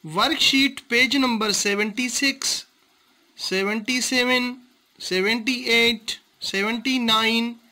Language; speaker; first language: Urdu; non-native, local second language; Sindhi